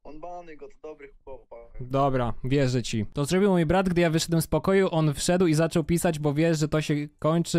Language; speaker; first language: Polish; native; Polish